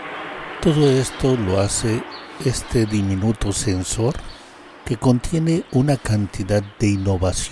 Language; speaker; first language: Spanish; native; Spanish